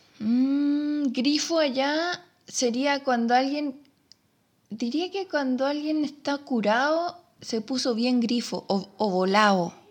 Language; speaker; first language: Spanish; native; Spanish